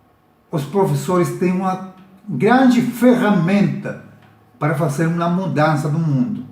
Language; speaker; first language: Portuguese; non-native, learner; Spanish